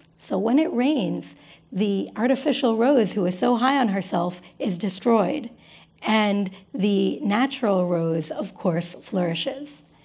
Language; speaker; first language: English; native; English